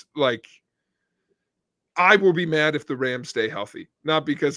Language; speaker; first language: English; native; English